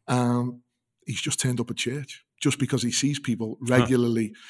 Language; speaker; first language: English; native; English